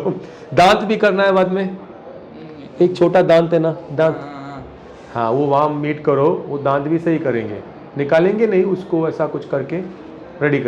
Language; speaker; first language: Hindi; non-native, local second language; Tamil